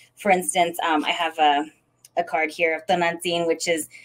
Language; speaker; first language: English; native; English